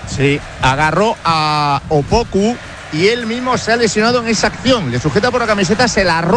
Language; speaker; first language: Spanish; native; Spanish